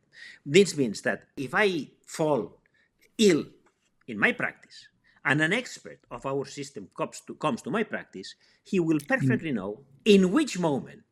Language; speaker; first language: English; non-native, fluent; Spanish